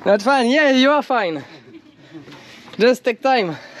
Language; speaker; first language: English; non-native, learner; French